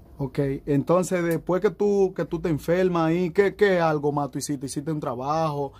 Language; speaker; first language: Spanish; native; Spanish